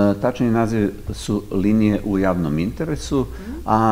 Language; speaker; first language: Serbian; native; Serbian